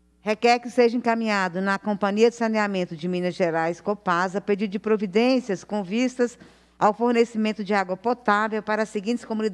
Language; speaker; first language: Portuguese; native; Portuguese